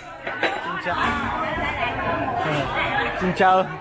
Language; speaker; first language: Vietnamese; non-native, learner; English